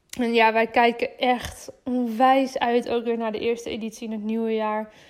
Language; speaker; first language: Dutch; native; Dutch